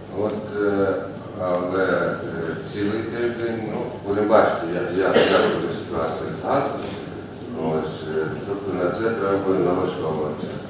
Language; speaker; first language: Ukrainian; native; Ukrainian